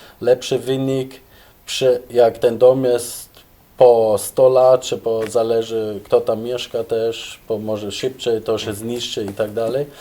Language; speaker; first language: Polish; non-native, fluent; German